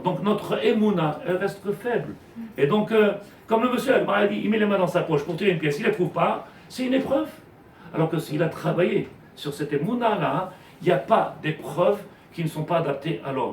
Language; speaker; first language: French; native; French